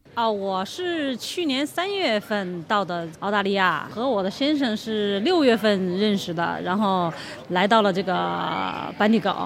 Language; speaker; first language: Chinese; native; Chinese